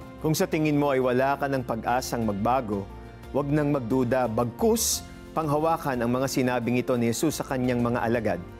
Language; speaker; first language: Filipino; native; Filipino